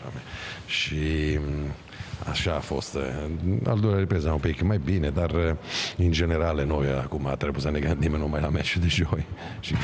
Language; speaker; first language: Romanian; non-native, fluent; Italian